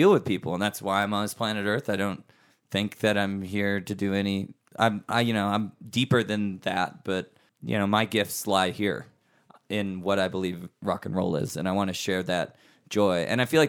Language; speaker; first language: English; native; English